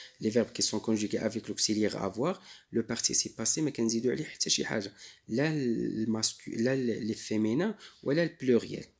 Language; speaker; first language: French; non-native, local second language; Arabic